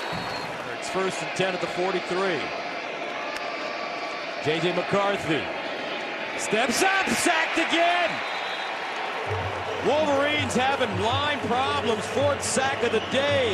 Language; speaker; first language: English; native; English